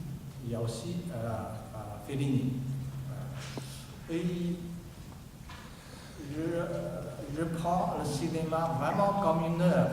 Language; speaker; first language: French; non-native, fluent; Chinese